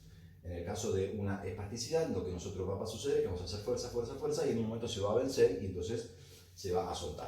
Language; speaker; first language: Spanish; native; Spanish